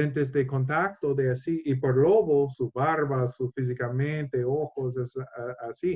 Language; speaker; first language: Spanish; non-native, learner; English